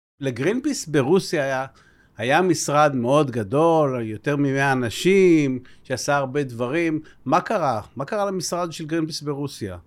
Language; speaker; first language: Hebrew; native; Hebrew